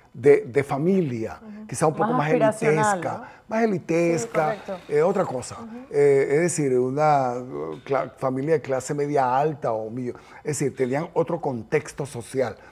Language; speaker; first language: Spanish; native; Spanish